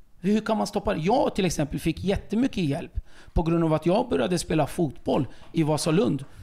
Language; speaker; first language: Swedish; early bilingual, other home language; Kurdish